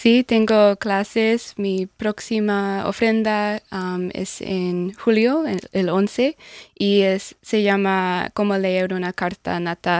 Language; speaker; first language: Spanish; non-native, learner; English